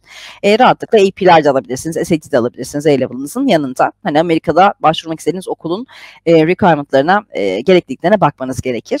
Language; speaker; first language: Turkish; native; Turkish